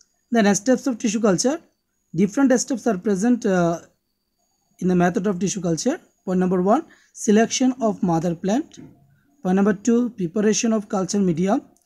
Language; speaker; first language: English; non-native, local second language; Bangla